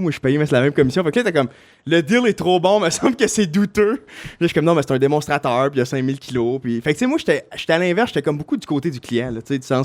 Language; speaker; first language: French; native; French